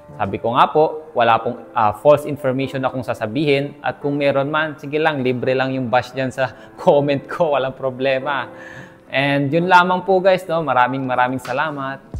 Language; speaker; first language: Filipino; native; Filipino